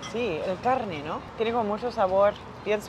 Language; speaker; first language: Spanish; early bilingual, other home language; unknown